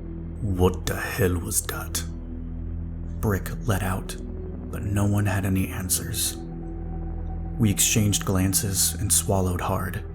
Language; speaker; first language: English; native; English